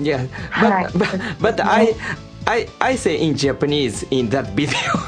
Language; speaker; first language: English; non-native, learner; Japanese